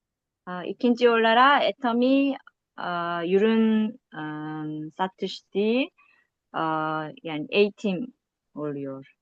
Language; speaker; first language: Turkish; non-native, learner; Korean